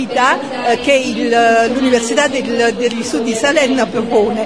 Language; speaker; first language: Italian; native; Italian